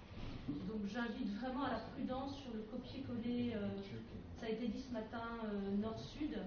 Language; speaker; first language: French; native; French